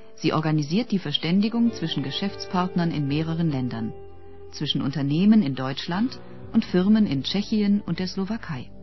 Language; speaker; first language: German; native; German